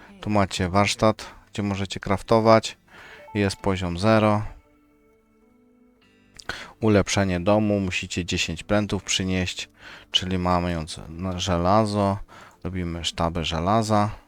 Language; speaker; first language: Polish; native; Polish